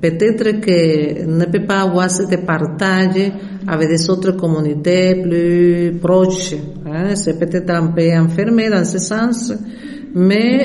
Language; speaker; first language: French; non-native, fluent; Spanish